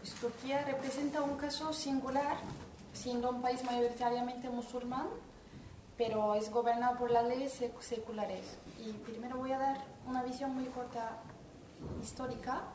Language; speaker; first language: Spanish; non-native, fluent; Turkish